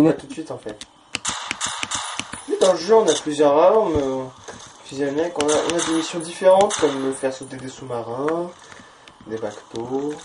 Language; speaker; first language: French; native; French